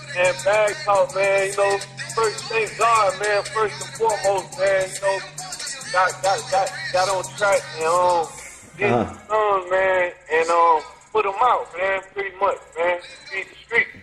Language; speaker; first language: English; native; English